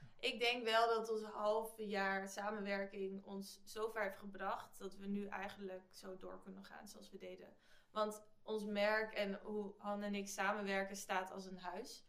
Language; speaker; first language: Dutch; native; Dutch